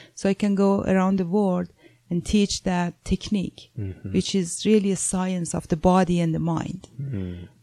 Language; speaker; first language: English; non-native, fluent; Persian